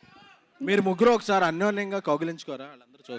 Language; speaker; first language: Telugu; native; Telugu